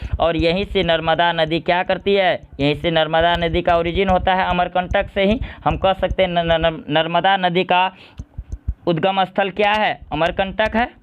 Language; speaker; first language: Hindi; native; Hindi